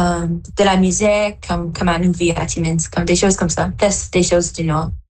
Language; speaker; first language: French; non-native, local second language; English